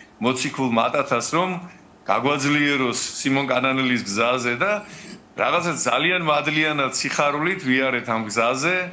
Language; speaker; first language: Georgian; native; Georgian